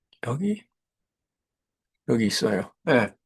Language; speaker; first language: Korean; non-native, learner; English